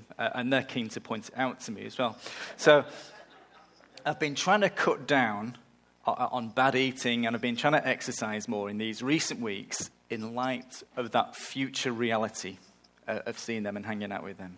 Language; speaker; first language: English; native; English